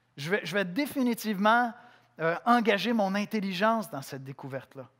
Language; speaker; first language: French; native; French